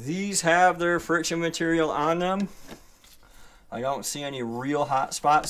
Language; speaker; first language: English; native; English